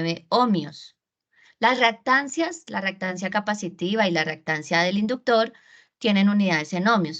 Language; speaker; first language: Spanish; native; Spanish